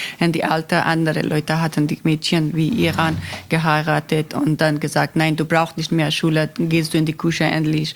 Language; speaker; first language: German; non-native, learner; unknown